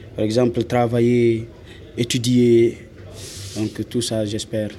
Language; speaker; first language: French; non-native, local second language; Fula